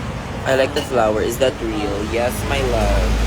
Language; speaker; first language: English; non-native, local second language; Filipino